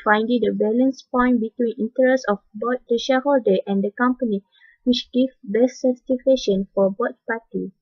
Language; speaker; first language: English; non-native, learner; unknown